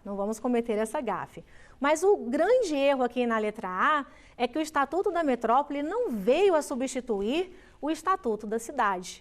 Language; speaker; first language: Portuguese; native; Portuguese